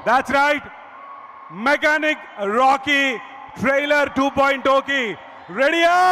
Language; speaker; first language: Telugu; native; Telugu